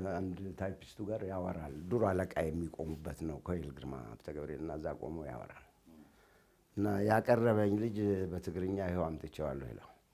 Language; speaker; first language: Amharic; non-native, local second language; Oromo